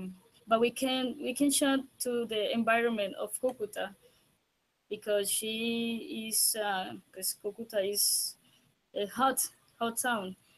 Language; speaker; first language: English; non-native, learner; Spanish